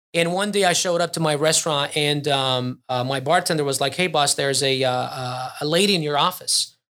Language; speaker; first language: English; early bilingual, other home language; Arabic